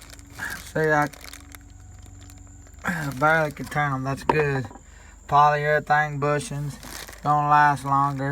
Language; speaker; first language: English; native; English